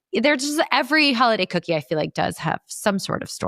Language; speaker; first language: English; native; English